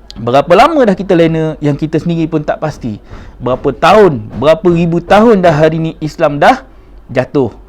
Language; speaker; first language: Malay; native; Malay